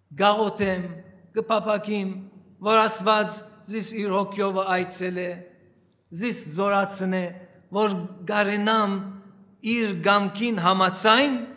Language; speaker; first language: Armenian; early bilingual, heritage; Armenian